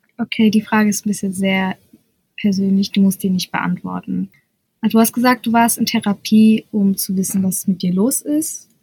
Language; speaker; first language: German; early bilingual, other home language; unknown